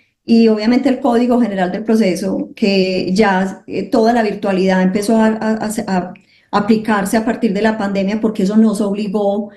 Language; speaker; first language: Spanish; native; Spanish